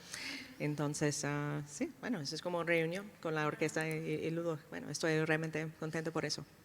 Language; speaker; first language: Spanish; non-native, fluent; English